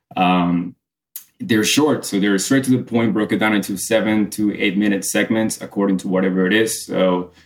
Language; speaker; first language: English; early bilingual, other home language; Spanish